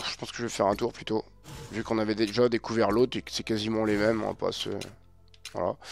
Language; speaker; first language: French; native; French